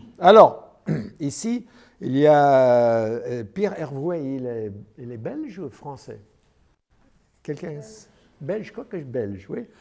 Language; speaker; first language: French; non-native, learner; English